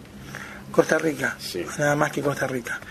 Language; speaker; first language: Spanish; native; Spanish